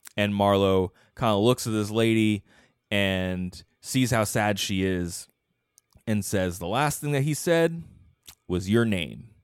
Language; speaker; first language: English; native; English